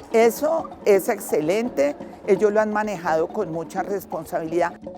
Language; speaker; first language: Spanish; native; Spanish